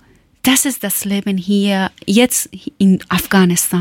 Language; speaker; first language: German; non-native, learner; Persian